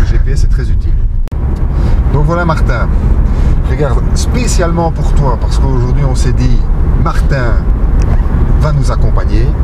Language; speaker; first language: French; native; French